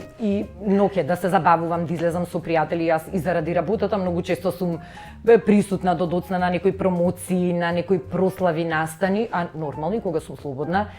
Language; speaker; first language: Macedonian; native; Macedonian